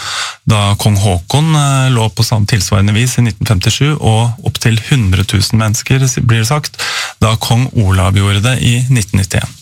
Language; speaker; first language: Norwegian; native; Norwegian